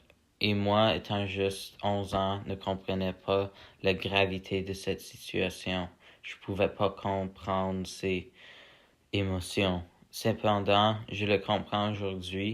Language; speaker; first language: French; non-native, learner; English